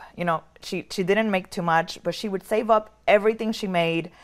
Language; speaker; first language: English; early bilingual, other home language; Spanish